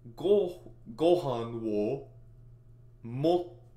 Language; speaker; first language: Japanese; non-native, learner; English